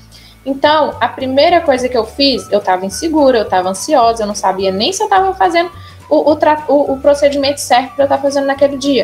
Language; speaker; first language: Portuguese; native; Portuguese